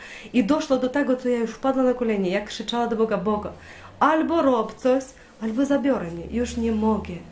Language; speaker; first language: Polish; non-native, learner; Ukrainian